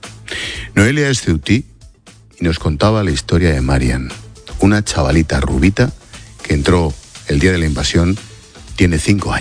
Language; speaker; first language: Spanish; native; Spanish